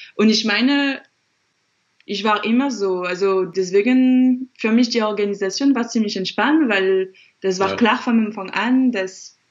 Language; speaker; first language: German; non-native, fluent; French